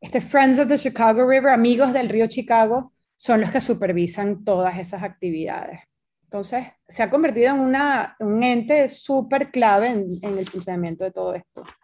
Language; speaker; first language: Spanish; native; Spanish